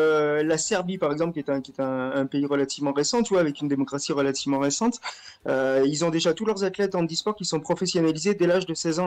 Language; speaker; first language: French; native; French